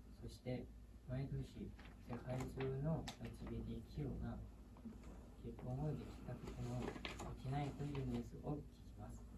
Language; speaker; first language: Japanese; non-native, learner; Thai